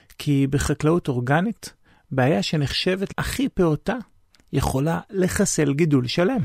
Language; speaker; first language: Hebrew; native; Hebrew